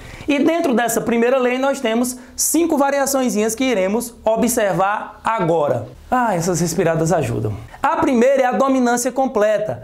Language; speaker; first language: Portuguese; native; Portuguese